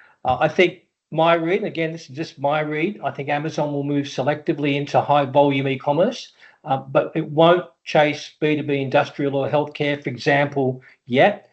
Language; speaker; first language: English; native; English